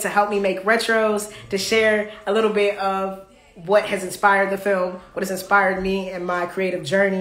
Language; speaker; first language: English; native; English